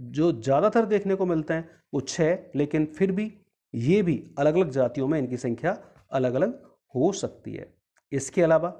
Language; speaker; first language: Hindi; native; Hindi